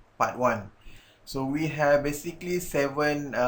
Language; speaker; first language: English; non-native, local second language; Malay